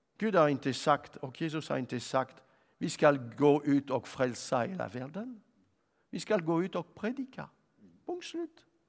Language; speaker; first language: Swedish; non-native, fluent; French